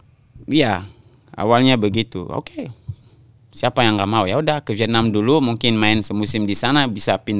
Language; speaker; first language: Indonesian; non-native, local second language; French